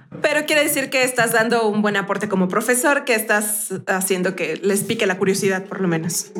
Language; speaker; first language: Spanish; native; Spanish